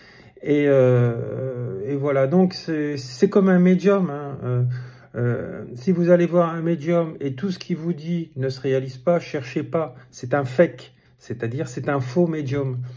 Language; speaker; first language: French; native; French